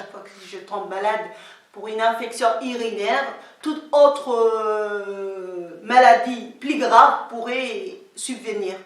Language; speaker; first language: French; non-native, local second language; Somali